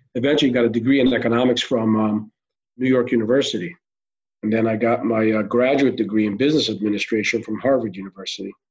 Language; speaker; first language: English; early bilingual, other home language; Hebrew